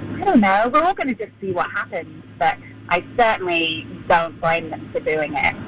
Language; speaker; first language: English; native; English